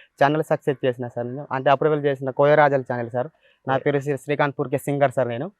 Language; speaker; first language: Telugu; non-native, local second language; Gondi